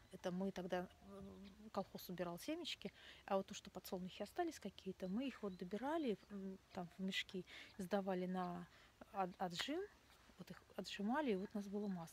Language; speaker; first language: Russian; native; Russian